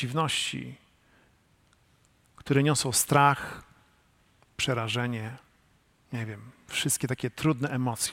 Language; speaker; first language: Polish; native; Polish